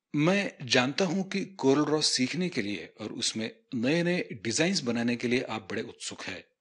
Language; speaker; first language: Hindi; non-native, local second language; Marathi